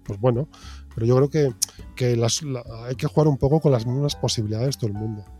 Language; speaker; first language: Spanish; native; Spanish